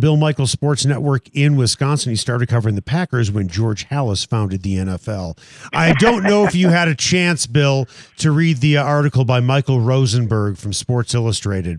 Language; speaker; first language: English; native; English